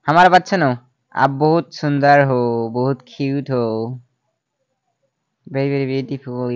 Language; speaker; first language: Hindi; non-native, learner; Bangla